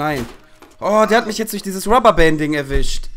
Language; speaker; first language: German; native; German